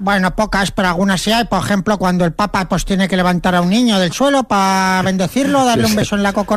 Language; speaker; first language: Spanish; native; Spanish